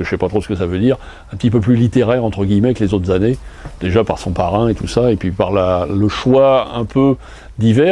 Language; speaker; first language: French; native; French